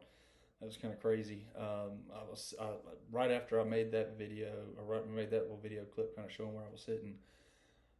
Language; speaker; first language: English; native; English